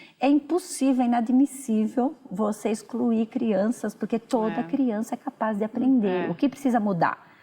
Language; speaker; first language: Portuguese; native; Portuguese